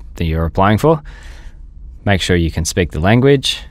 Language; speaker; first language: English; native; English